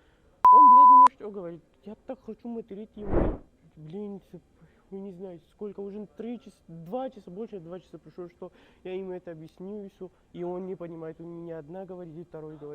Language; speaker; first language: Russian; non-native, learner; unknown